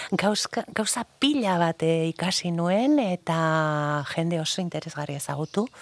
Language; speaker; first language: Basque; non-native, local second language; Spanish